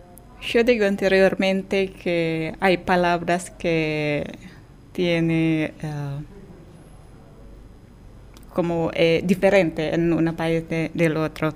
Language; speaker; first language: Spanish; non-native, fluent; Indonesian